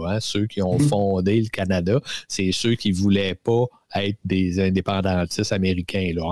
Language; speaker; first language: French; native; French